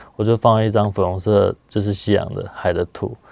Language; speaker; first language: Chinese; native; Chinese